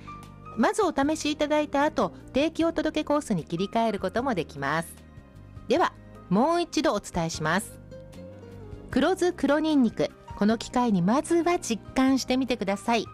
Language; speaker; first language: Japanese; native; Japanese